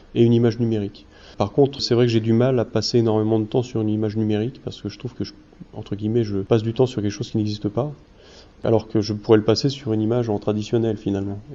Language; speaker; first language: French; native; French